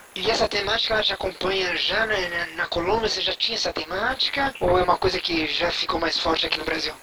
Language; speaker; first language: Portuguese; native; Portuguese